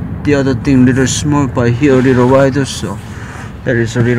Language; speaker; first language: English; non-native, learner; Korean